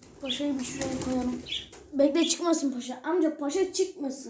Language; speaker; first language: Turkish; native; Turkish